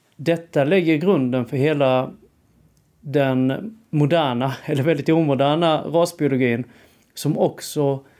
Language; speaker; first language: Swedish; native; Swedish